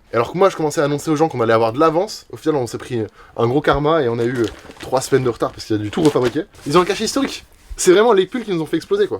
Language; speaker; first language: French; native; French